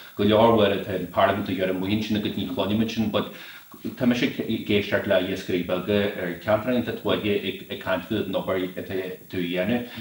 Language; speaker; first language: Irish; native; Irish